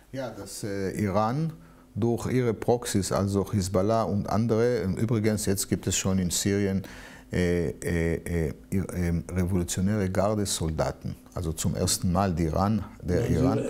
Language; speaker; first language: German; non-native, fluent; Hebrew